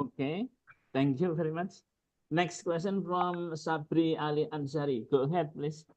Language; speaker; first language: English; non-native, fluent; Indonesian